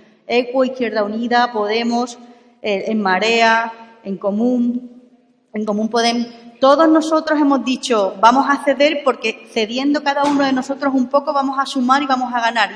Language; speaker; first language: Spanish; native; Spanish